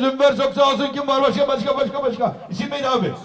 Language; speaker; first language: Turkish; native; Turkish